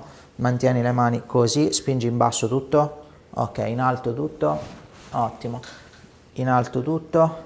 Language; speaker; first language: Italian; native; Italian